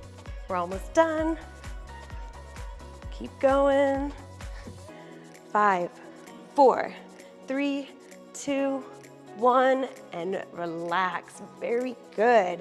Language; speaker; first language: English; native; English